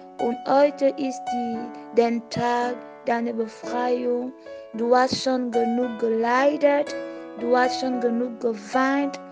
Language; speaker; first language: German; non-native, fluent; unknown